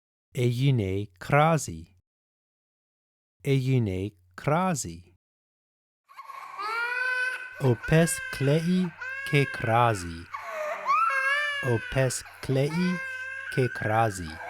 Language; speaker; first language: Greek; non-native, fluent; English